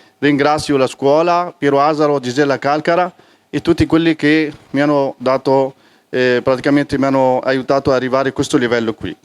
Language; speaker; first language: Italian; non-native, fluent; Arabic